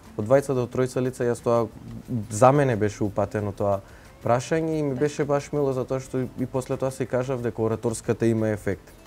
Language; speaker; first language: Macedonian; non-native, local second language; Turkish